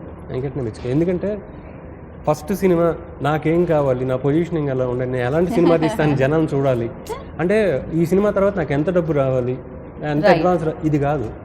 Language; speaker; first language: Telugu; native; Telugu